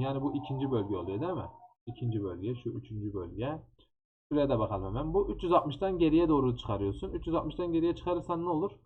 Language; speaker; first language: Turkish; native; Turkish